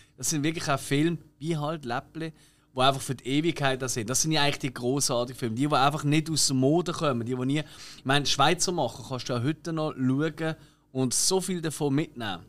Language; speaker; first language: German; native; German